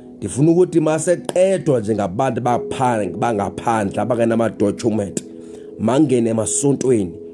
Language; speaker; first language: Zulu; non-native, local second language; Xhosa